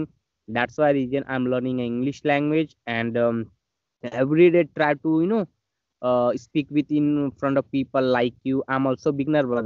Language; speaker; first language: English; non-native, learner; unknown